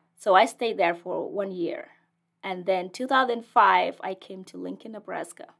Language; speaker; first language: English; non-native, fluent; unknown